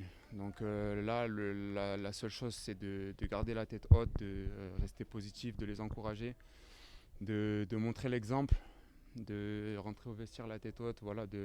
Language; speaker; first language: French; native; French